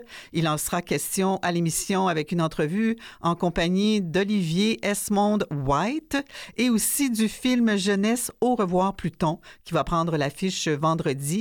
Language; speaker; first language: French; native; French